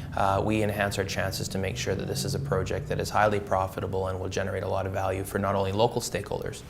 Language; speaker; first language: English; native; English